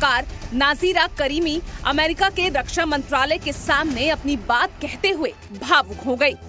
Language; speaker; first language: Hindi; native; Hindi